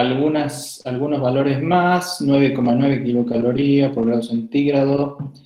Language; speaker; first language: Spanish; native; Spanish